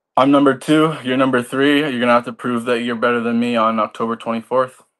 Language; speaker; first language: English; native; English